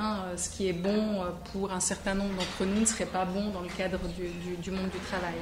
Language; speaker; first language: French; native; French